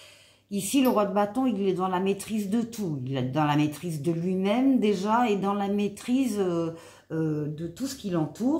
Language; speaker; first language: French; native; French